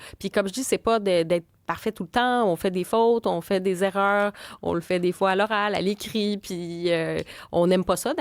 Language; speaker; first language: French; native; French